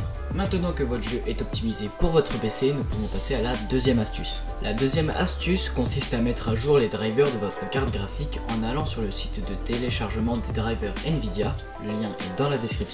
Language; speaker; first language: French; native; French